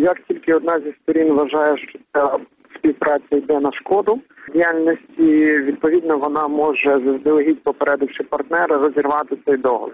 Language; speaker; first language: Ukrainian; native; Ukrainian